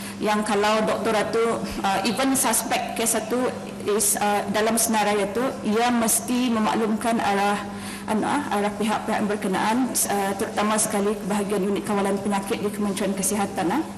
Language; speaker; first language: Malay; native; Malay